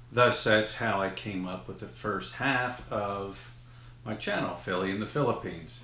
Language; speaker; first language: English; native; English